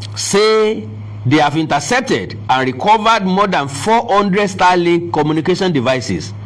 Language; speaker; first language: English; non-native, local second language; Yoruba